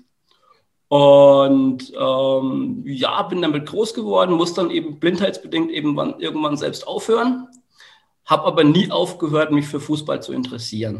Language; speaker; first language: German; native; German